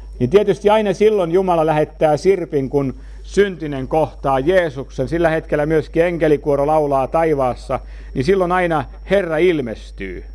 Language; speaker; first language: Finnish; native; Finnish